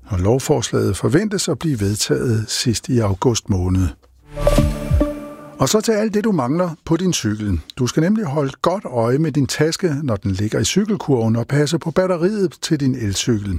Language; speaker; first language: Danish; native; Danish